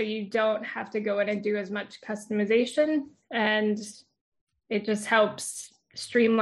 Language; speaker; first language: English; native; English